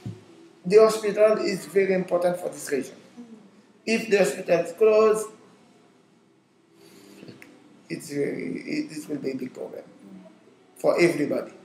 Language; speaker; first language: English; non-native, learner; Haitian Creole